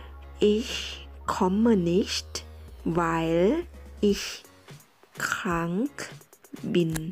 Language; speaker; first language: German; non-native, fluent; Thai